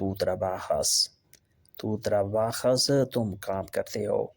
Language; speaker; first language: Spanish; non-native, learner; Urdu